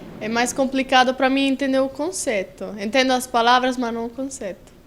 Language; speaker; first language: Portuguese; non-native, learner; Italian